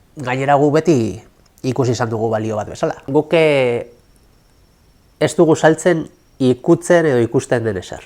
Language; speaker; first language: Basque; non-native, local second language; Spanish